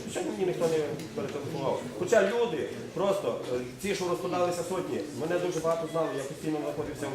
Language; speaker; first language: Ukrainian; native; Ukrainian